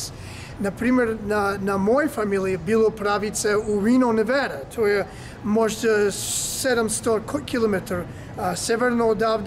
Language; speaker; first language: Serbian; early bilingual, heritage; English